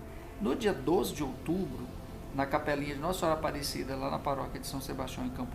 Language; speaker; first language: Portuguese; native; Portuguese